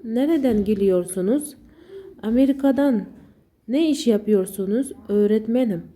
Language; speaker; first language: Turkish; non-native, learner; Uzbek